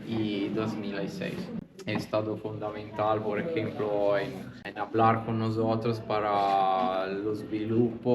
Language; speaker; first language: Spanish; non-native, learner; Italian